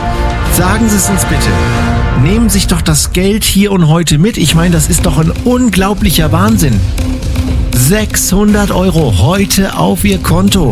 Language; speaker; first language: German; native; German